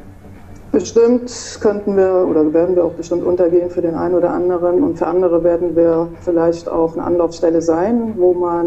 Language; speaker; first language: German; native; German